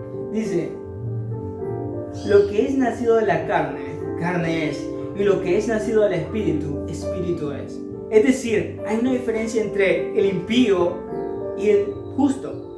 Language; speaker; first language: Spanish; native; Spanish